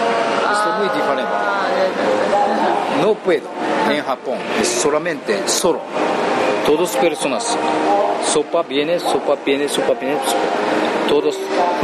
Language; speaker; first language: Spanish; non-native, learner; Japanese